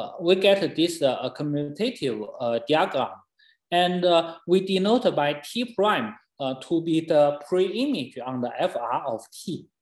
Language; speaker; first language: English; non-native, fluent; Chinese